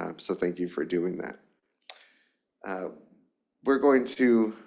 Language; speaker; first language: English; native; English